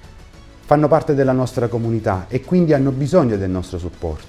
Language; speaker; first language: Italian; native; Italian